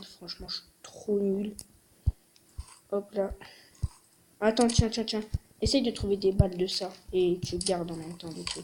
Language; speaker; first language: French; native; French